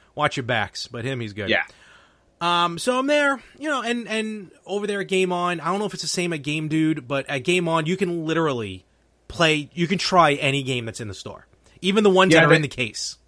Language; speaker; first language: English; native; English